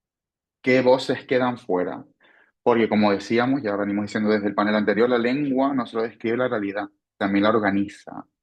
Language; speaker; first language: Spanish; native; Spanish